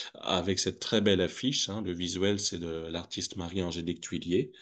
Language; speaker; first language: French; native; French